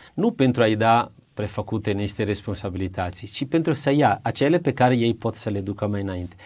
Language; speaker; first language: Romanian; non-native, fluent; Italian